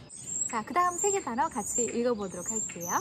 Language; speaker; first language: Korean; native; Korean